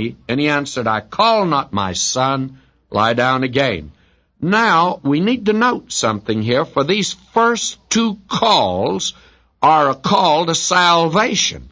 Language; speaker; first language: English; native; English